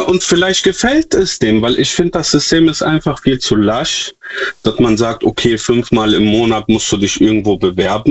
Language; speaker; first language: German; native; German